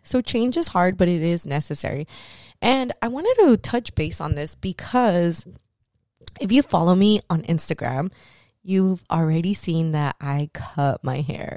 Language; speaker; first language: English; early bilingual, other home language; Spanish